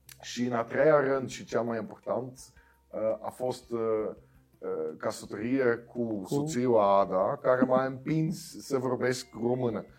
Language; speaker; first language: Romanian; non-native, learner; Dutch